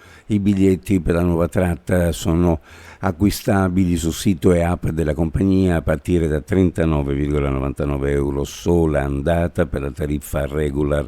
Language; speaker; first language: Italian; native; Italian